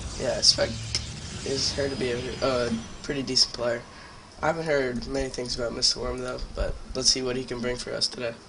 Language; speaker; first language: English; native; English